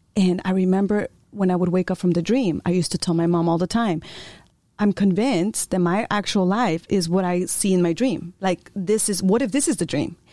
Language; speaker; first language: English; early bilingual, other home language; Spanish